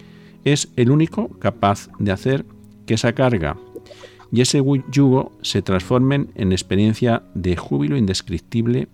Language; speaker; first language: Spanish; native; Spanish